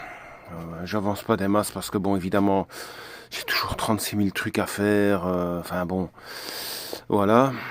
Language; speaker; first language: French; native; French